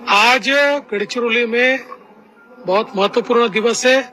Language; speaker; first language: Hindi; non-native, local second language; Marathi